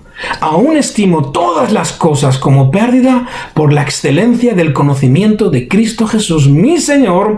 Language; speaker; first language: Spanish; native; Spanish